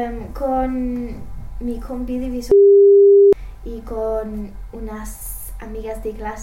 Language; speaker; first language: Spanish; non-native, learner; English